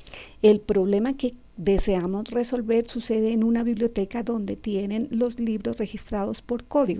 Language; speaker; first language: Spanish; native; Spanish